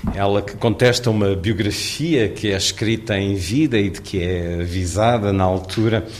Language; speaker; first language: Portuguese; native; Portuguese